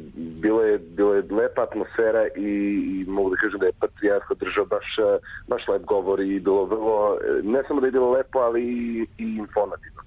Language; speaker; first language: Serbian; early bilingual, heritage; Croatian